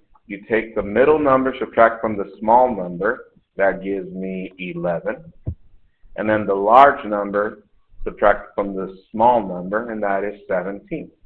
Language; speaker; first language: English; native; English